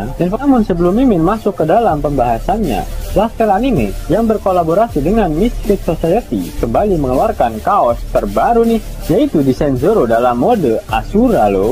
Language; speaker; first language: Indonesian; native; Indonesian